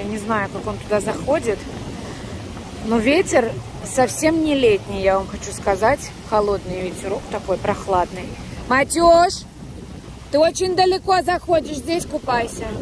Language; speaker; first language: Russian; native; Russian